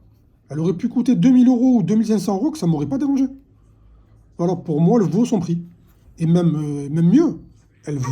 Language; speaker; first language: French; native; French